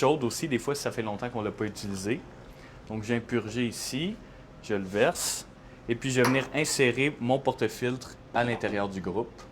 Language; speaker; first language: French; native; French